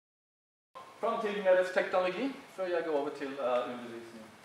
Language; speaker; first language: Norwegian; non-native, fluent; English